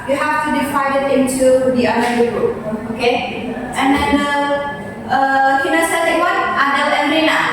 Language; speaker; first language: English; non-native, fluent; Indonesian